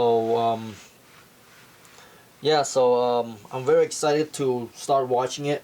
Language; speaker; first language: English; non-native, fluent; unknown